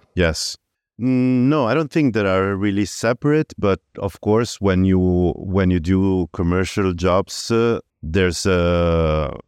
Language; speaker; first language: English; early bilingual, other home language; Italian